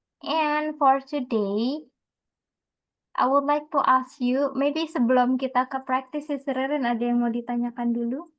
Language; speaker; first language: English; non-native, fluent; Indonesian